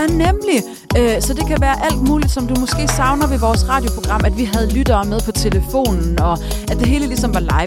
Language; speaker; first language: Danish; native; Danish